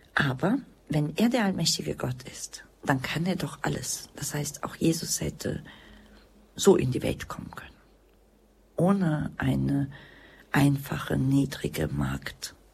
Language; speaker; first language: German; early bilingual, other home language; Croatian